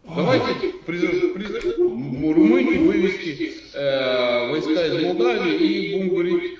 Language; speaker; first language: Russian; native; Russian